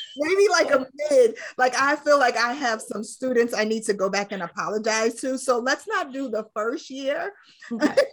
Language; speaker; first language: English; native; English